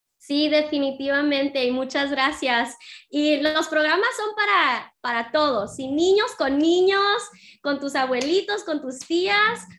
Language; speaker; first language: Spanish; early bilingual, heritage; Spanish